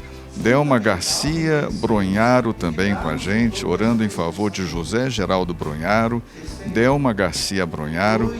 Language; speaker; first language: Portuguese; native; Portuguese